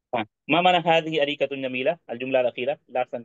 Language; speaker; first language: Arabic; non-native, fluent; Urdu